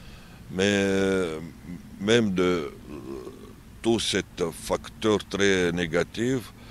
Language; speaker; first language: French; non-native, learner; Arabic